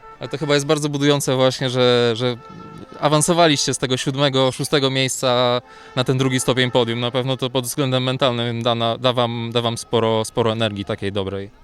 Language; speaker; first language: Polish; native; Polish